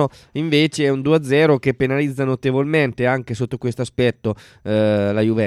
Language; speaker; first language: Italian; native; Italian